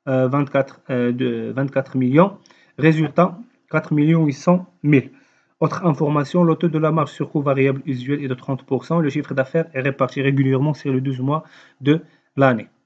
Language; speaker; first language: French; non-native, local second language; Arabic